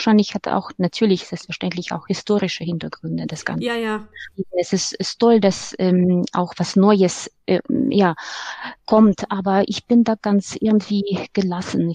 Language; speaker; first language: German; non-native, fluent; Ukrainian